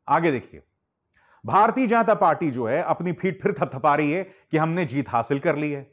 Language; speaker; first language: Hindi; native; Hindi